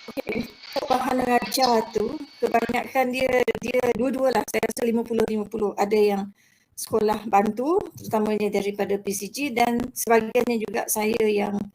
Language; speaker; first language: Malay; non-native, local second language; Iban